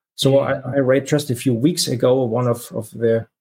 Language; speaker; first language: English; non-native, fluent; German